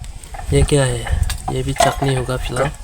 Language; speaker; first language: Hindi; non-native, local second language; Kok Borok